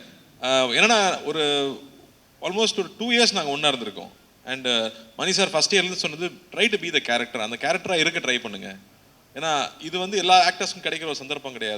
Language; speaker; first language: Tamil; native; Tamil